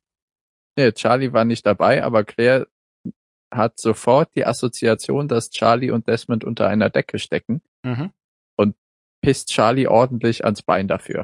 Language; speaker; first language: German; native; German